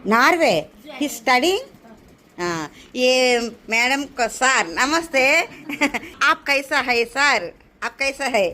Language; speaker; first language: Hindi; non-native, local second language; Telugu